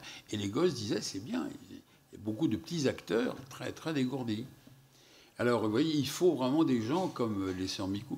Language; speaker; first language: French; native; French